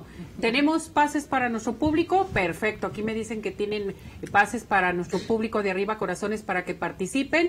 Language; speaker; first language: Spanish; native; Spanish